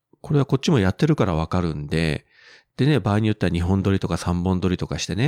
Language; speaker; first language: Japanese; native; Japanese